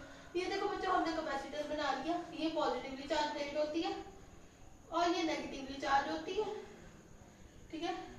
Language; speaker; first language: Hindi; native; Hindi